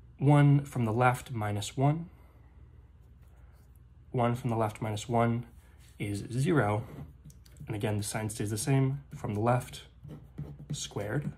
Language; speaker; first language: English; native; English